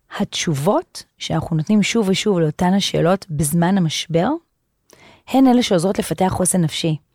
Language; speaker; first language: Hebrew; native; Hebrew